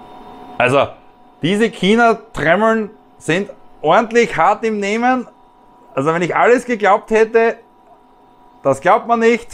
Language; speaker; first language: German; native; German